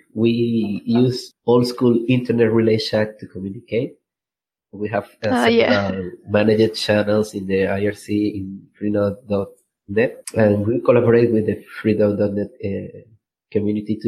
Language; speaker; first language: English; non-native, learner; Spanish